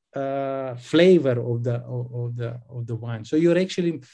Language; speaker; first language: English; non-native, fluent; Macedonian